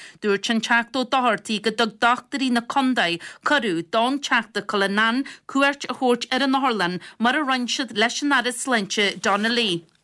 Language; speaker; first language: Irish; native; Irish